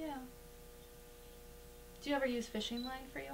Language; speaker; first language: English; native; English